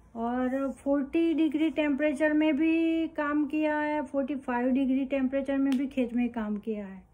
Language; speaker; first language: Hindi; non-native, local second language; Gujarati